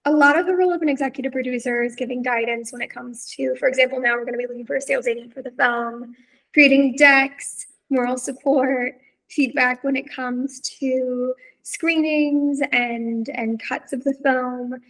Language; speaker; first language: English; native; English